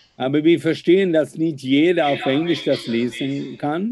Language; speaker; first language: German; non-native, fluent; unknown